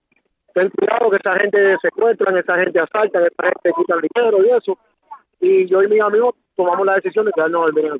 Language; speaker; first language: Spanish; native; Spanish